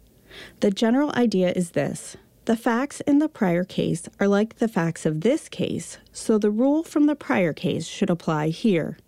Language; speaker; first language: English; native; English